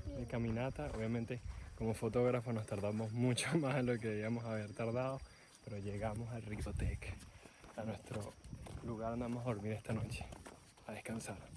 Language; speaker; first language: Spanish; native; Spanish